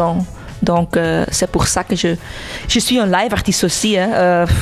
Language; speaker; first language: French; non-native, local second language; Dutch